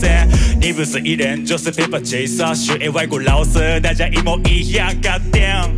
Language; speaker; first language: Chinese; non-native, fluent; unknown